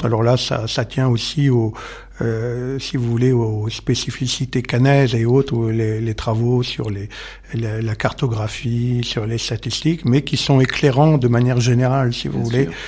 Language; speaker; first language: French; native; French